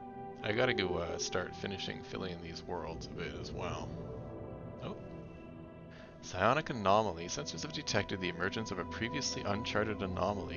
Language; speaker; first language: English; native; English